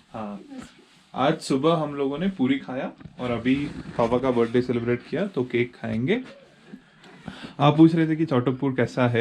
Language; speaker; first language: Hindi; non-native, local second language; Bangla